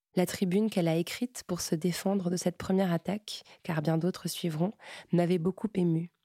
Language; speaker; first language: French; native; French